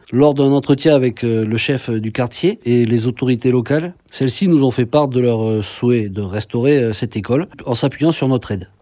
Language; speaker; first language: French; native; French